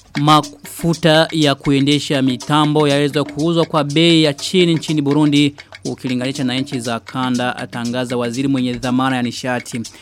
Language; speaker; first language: Swahili; non-native, local second language; Rundi